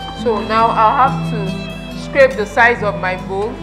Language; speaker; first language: English; native; English